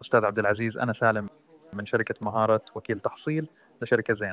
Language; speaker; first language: Arabic; native; Arabic